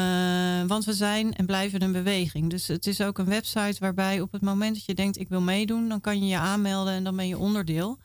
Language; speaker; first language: Dutch; native; Dutch